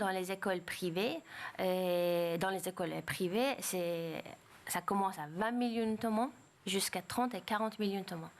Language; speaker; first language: French; non-native, fluent; Persian